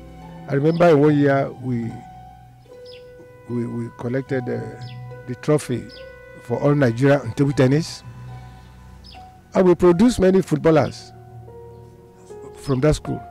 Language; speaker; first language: English; non-native, local second language; Yoruba